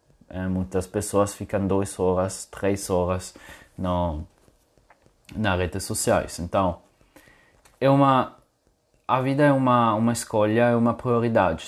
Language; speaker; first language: Portuguese; non-native, fluent; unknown